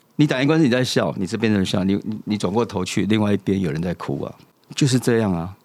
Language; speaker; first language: Chinese; native; Chinese